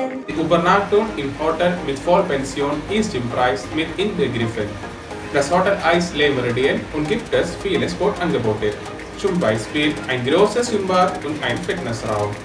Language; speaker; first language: German; non-native, learner; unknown